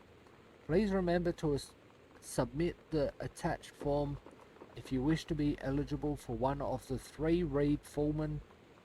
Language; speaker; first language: English; native; English